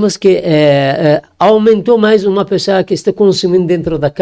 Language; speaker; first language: Portuguese; non-native, learner; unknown